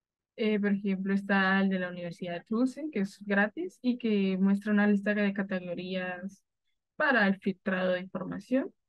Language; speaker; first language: Spanish; native; Spanish